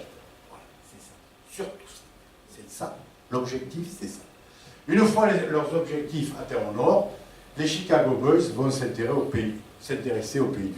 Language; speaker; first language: French; native; French